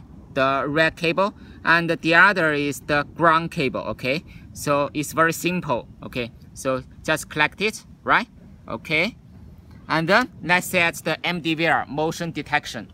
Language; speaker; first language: English; non-native, local second language; Chinese